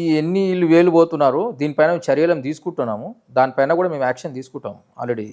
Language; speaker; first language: Telugu; native; Telugu